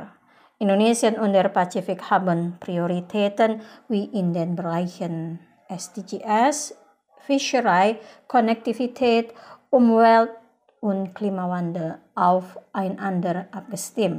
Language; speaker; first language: German; non-native, fluent; Indonesian